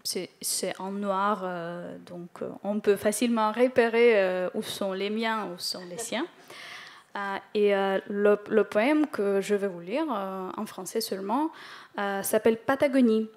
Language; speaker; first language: French; non-native, fluent; Ukrainian